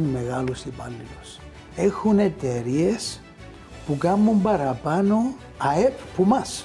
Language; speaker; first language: Greek; early bilingual, heritage; Greek